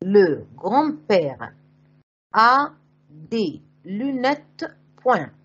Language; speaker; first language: French; non-native, fluent; Arabic